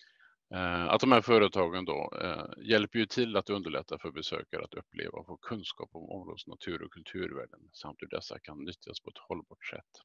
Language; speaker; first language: Swedish; native; Swedish